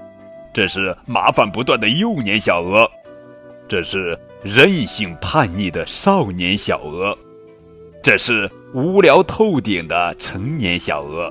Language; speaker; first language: Chinese; native; Chinese